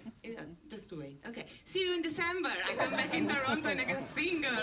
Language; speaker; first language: English; non-native, learner; Italian